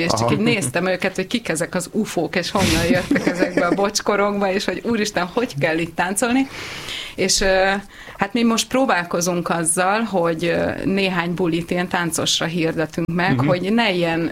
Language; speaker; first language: Hungarian; native; Hungarian